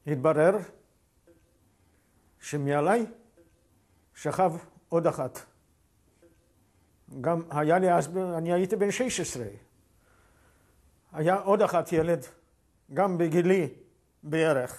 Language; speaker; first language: Hebrew; non-native, fluent; Yiddish